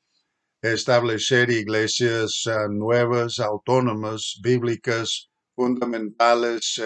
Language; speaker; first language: Spanish; non-native, fluent; English